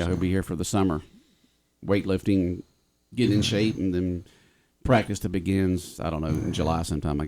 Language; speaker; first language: English; native; English